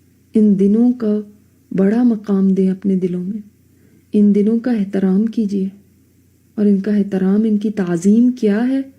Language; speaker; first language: Urdu; native; Urdu